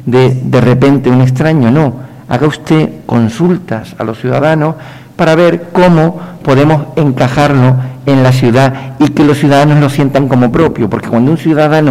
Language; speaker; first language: Spanish; native; Spanish